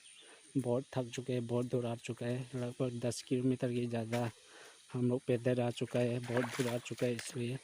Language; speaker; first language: Hindi; non-native, local second language; Kok Borok